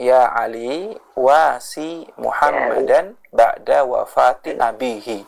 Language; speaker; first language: Arabic; non-native, fluent; Indonesian